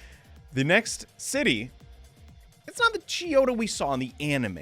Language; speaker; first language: English; native; English